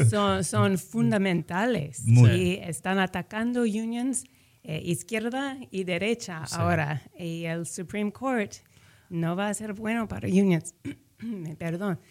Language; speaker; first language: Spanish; non-native, fluent; English